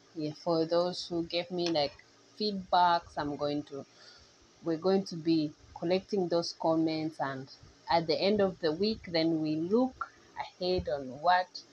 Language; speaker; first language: English; non-native, local second language; Nyankole